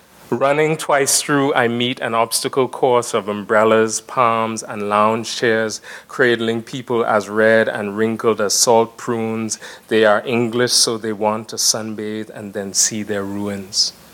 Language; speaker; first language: English; native; English